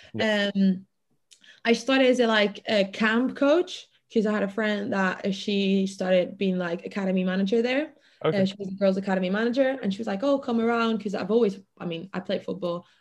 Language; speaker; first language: English; non-native, fluent; Catalan